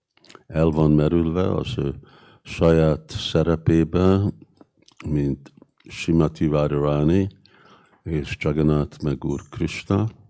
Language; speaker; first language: Hungarian; early bilingual, heritage; Hungarian